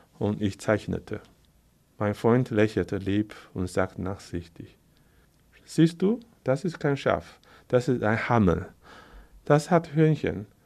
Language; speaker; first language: German; non-native, fluent; Chinese